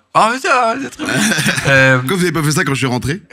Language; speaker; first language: French; native; French